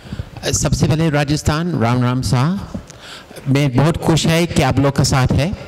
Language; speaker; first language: Hindi; non-native, fluent; Tamil